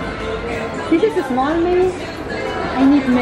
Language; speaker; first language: English; non-native, learner; Spanish